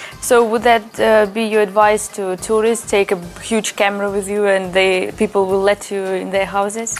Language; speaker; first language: English; non-native, fluent; Russian